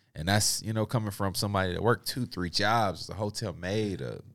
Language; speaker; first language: English; native; English